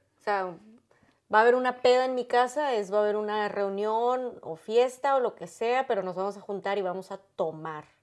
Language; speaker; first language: Spanish; native; Spanish